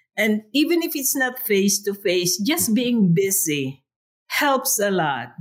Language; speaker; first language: English; non-native, local second language; Hiligaynon